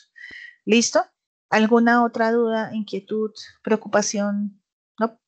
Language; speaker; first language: Spanish; native; Spanish